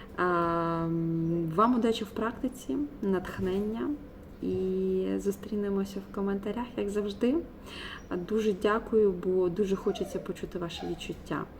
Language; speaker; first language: Ukrainian; non-native, local second language; Russian